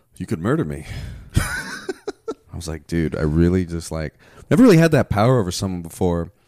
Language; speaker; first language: English; early bilingual, other home language; Spanish